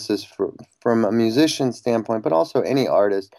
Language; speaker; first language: English; native; English